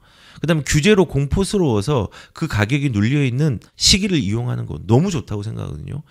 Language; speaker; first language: Korean; native; Korean